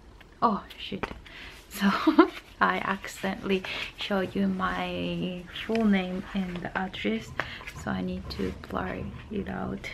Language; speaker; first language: English; non-native, fluent; Japanese